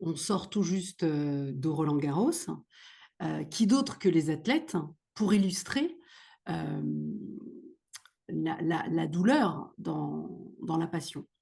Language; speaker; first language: French; native; French